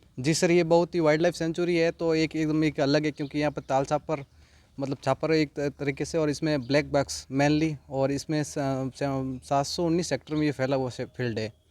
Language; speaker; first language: Hindi; native; Hindi